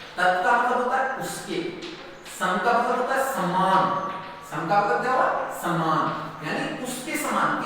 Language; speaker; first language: Hindi; native; Hindi